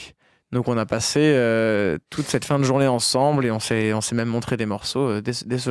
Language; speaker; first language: French; native; French